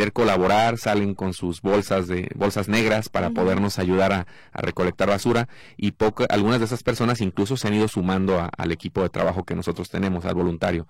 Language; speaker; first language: Spanish; native; Spanish